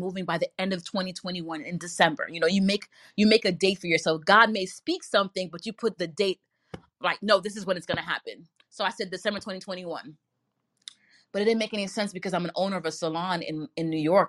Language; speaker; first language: English; native; English